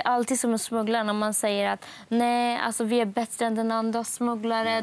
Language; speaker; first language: Swedish; non-native, fluent; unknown